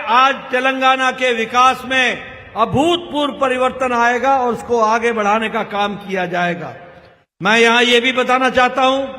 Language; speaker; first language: Hindi; native; Hindi